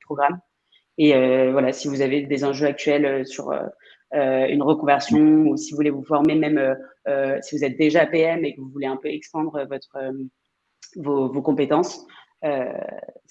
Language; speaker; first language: French; native; French